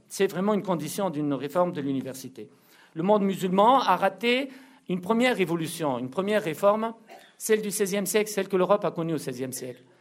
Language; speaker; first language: French; non-native, local second language; Arabic